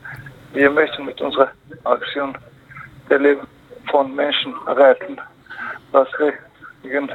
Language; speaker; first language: German; non-native, learner; Kurdish